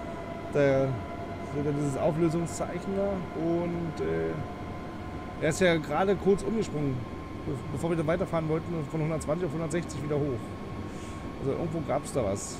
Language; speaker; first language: German; native; German